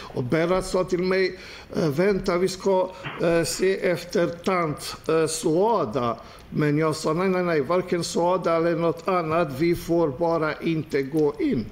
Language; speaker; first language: Swedish; non-native, fluent; Albanian